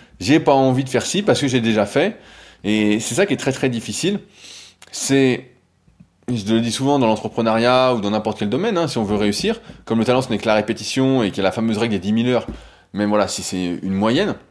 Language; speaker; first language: French; native; French